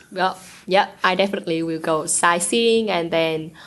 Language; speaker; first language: English; non-native, learner; Vietnamese